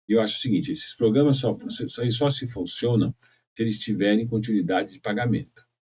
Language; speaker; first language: Portuguese; native; Portuguese